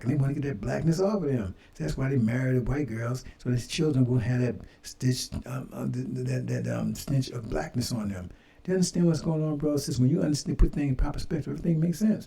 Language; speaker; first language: English; native; English